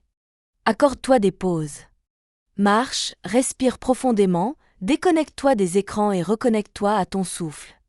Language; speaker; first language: French; native; French